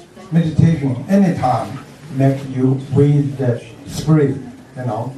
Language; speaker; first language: English; non-native, learner; Chinese